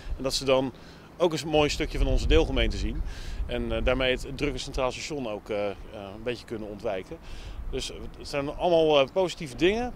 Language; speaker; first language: Dutch; native; Dutch